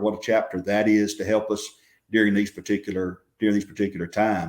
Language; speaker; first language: English; native; English